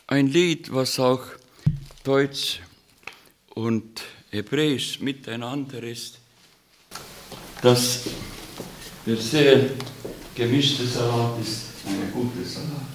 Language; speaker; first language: German; non-native, learner; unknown